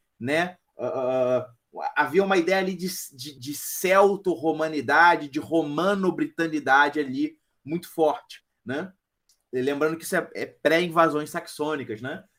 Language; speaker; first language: Portuguese; native; Portuguese